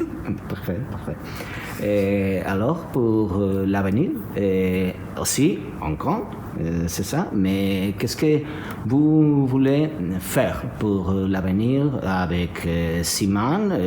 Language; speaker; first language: French; non-native, learner; Spanish